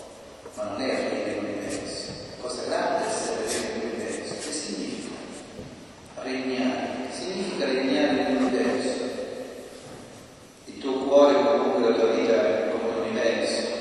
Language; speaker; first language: Italian; native; Italian